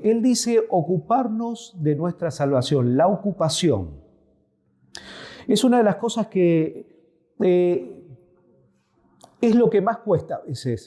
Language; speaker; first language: Spanish; native; Spanish